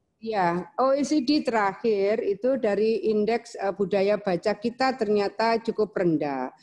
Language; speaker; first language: Indonesian; native; Indonesian